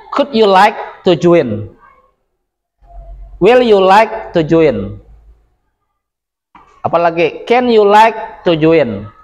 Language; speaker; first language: English; non-native, local second language; Indonesian